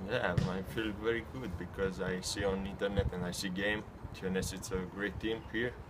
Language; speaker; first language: English; non-native, learner; Romanian